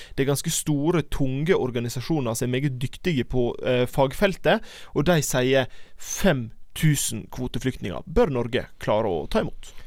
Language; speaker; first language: Norwegian; native; Norwegian